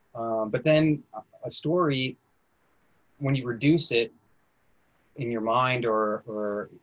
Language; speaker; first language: English; native; English